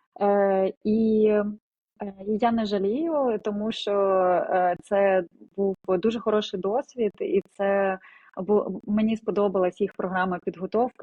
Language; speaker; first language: Ukrainian; non-native, local second language; Russian